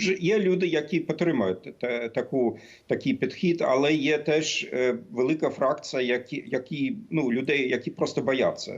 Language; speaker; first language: Ukrainian; non-native, fluent; German